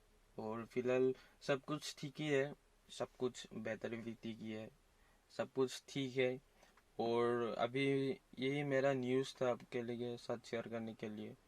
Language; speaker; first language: Hindi; non-native, local second language; Assamese